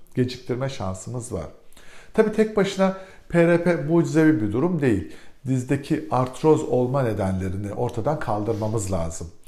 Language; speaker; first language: Turkish; native; Turkish